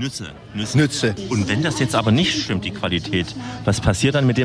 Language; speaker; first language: German; native; German